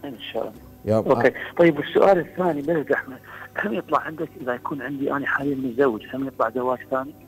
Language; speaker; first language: Arabic; native; Arabic